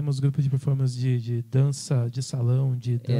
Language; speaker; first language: Portuguese; native; Portuguese